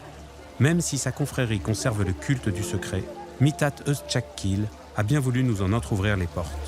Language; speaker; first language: French; native; French